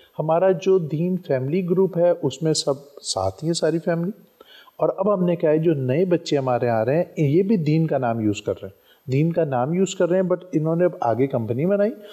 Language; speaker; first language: Urdu; non-native, local second language; Punjabi